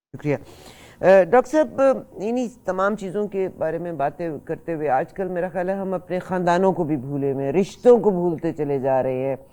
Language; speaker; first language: Urdu; native; Urdu